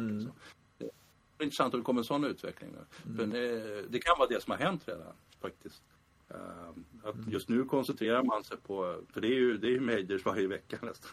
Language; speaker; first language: Swedish; native; Swedish